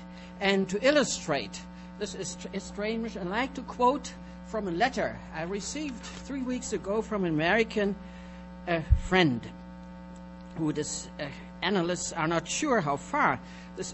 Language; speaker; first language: English; non-native, fluent; German